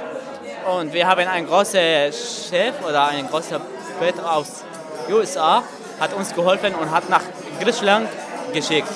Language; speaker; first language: German; non-native, learner; Arabic